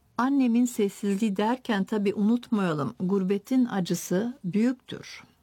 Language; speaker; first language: Turkish; native; Turkish